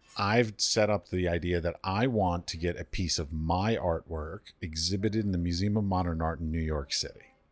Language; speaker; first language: English; native; English